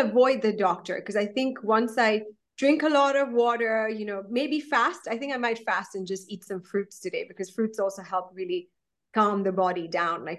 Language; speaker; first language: English; non-native, local second language; Gujarati